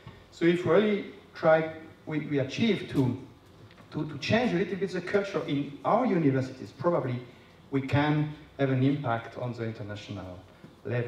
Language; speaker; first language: English; non-native, fluent; French